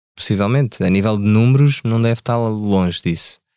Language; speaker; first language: Portuguese; early bilingual, other home language; French